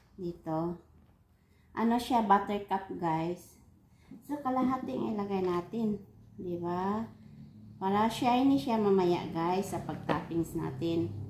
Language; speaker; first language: Filipino; non-native, local second language; Cebuano